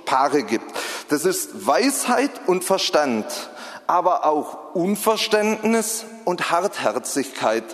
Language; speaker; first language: German; native; German